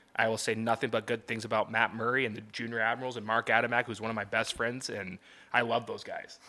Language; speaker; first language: English; native; English